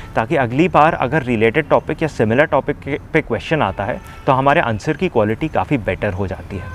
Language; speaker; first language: Hindi; native; Hindi